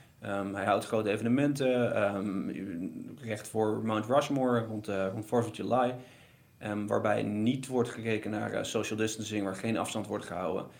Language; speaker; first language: Dutch; native; Dutch